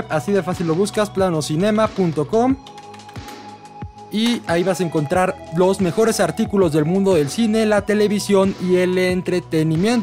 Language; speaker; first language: Spanish; native; Spanish